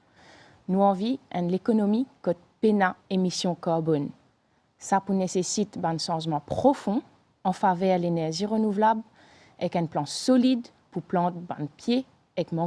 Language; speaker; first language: French; non-native, local second language; Morisyen